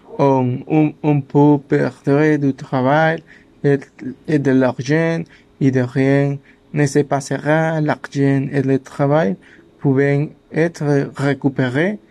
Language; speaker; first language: French; non-native, learner; Spanish